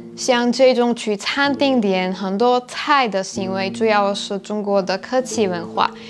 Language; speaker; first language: Chinese; non-native, fluent; Slovak